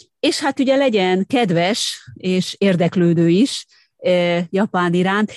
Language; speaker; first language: Hungarian; native; Hungarian